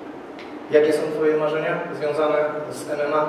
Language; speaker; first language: Polish; native; Polish